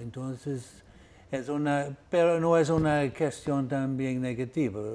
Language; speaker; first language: Spanish; non-native, fluent; Portuguese